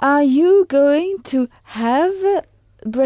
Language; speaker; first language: English; non-native, learner; French